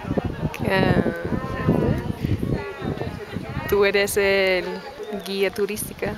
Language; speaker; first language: Spanish; non-native, fluent; English